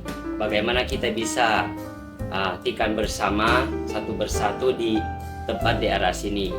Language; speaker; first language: Indonesian; non-native, learner; Thai